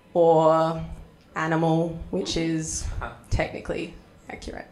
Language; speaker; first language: English; native; English